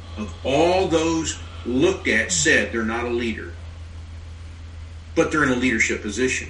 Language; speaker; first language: English; native; English